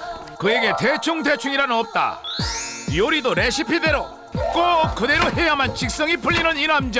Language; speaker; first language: Korean; native; Korean